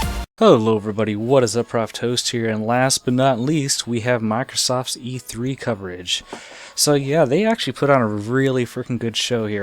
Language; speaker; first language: English; native; English